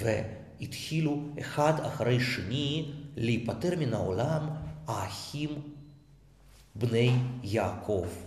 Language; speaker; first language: Hebrew; non-native, fluent; Russian